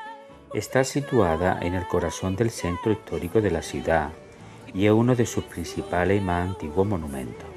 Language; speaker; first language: Spanish; native; Spanish